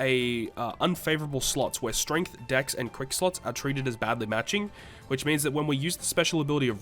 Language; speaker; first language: English; native; English